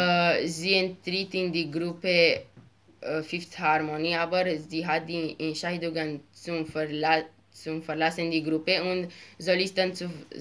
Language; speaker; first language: German; non-native, learner; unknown